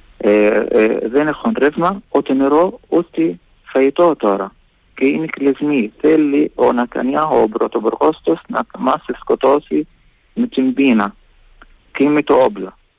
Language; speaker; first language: Greek; non-native, learner; Arabic